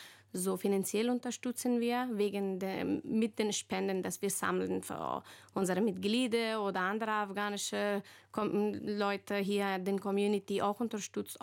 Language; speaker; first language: German; non-native, learner; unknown